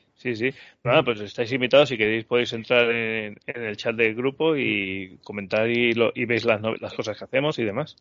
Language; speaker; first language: Spanish; native; Spanish